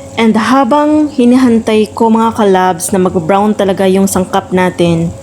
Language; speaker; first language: Filipino; non-native, local second language; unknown